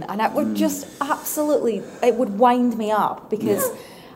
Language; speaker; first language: English; native; English